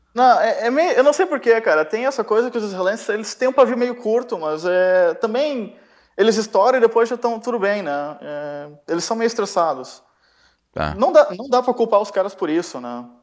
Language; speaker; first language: Portuguese; native; Portuguese